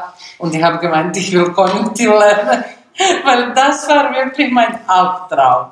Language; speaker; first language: German; non-native, fluent; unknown